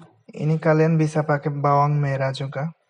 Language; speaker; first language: Indonesian; non-native, fluent; Bangla